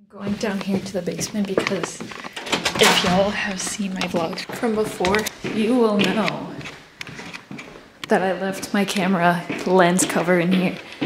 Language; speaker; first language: English; early bilingual, other home language; Spanish